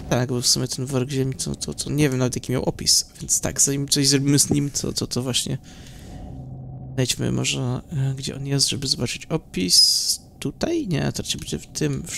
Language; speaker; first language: Polish; native; Polish